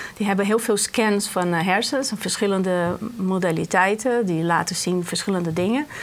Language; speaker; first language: Dutch; non-native, fluent; Portuguese